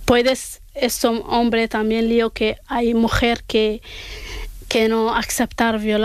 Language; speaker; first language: Spanish; non-native, learner; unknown